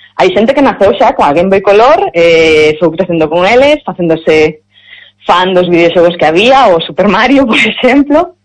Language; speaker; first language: Galician; non-native, local second language; Spanish